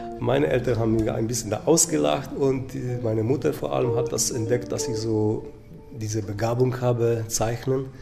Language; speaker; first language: German; non-native, fluent; Polish